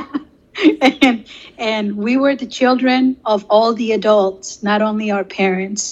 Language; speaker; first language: English; non-native, fluent; Spanish